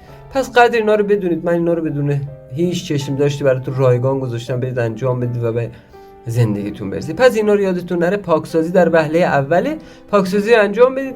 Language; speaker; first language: Persian; native; Persian